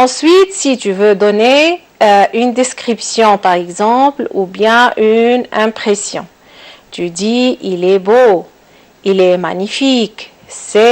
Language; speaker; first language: French; non-native, local second language; Arabic